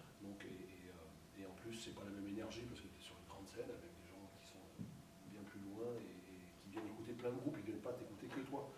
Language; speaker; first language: French; native; French